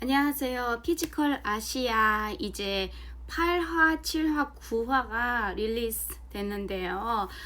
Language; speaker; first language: Korean; non-native, fluent; Mongolian